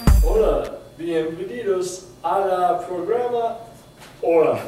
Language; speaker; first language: Spanish; non-native, learner; English